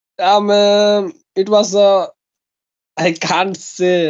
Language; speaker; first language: English; non-native, local second language; Hindi